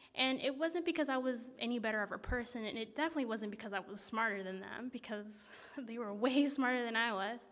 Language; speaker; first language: English; native; English